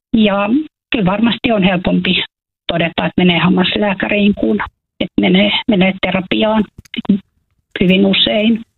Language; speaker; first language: Finnish; native; Finnish